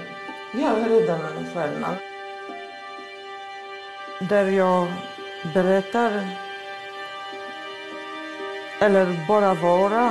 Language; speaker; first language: Swedish; non-native, fluent; Polish